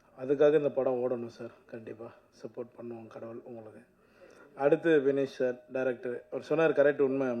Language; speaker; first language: Tamil; native; Tamil